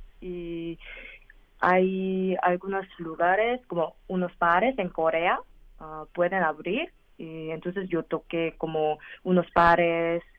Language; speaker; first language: Spanish; non-native, learner; Korean